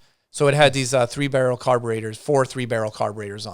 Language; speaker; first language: English; native; English